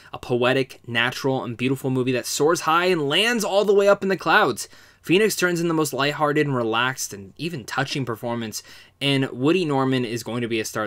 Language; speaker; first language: English; native; English